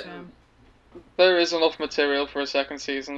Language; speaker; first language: English; native; English